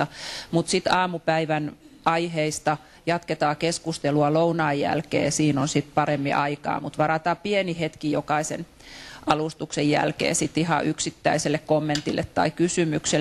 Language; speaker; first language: Finnish; native; Finnish